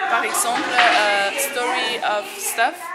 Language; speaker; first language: French; non-native, local second language; Dutch